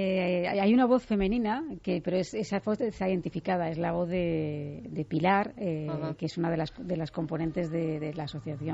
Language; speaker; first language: Spanish; native; Spanish